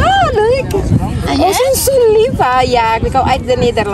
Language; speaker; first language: Dutch; non-native, learner; Filipino